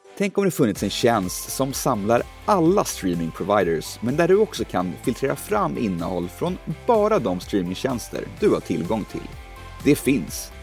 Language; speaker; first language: Swedish; native; Swedish